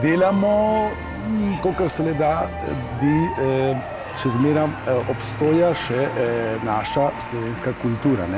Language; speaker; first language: Slovenian; early bilingual, heritage; Slovenian